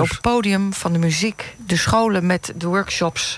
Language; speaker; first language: Dutch; native; Dutch